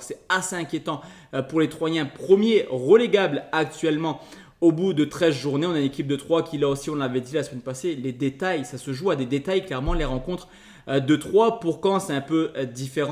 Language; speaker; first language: French; native; French